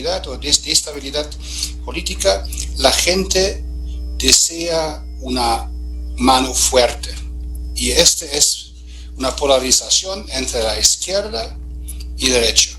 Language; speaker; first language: Spanish; non-native, fluent; German